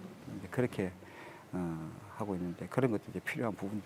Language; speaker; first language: Korean; native; Korean